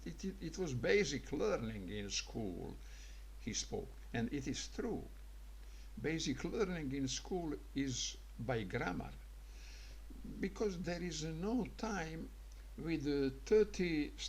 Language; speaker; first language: English; non-native, learner; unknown